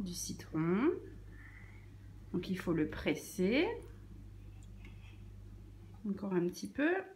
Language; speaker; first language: French; native; French